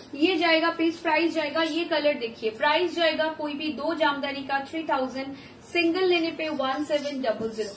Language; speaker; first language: Hindi; non-native, local second language; Bangla